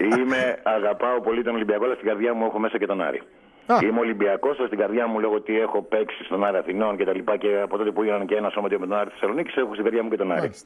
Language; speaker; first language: Greek; native; Greek